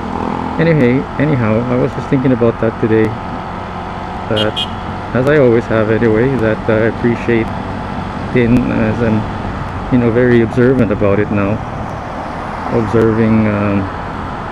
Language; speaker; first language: English; non-native, local second language; Filipino